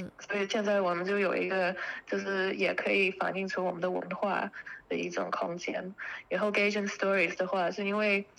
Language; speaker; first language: Chinese; early bilingual, heritage; Chinese